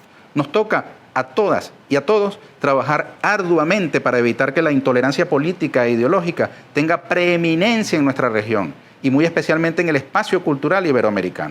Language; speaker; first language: Spanish; native; Spanish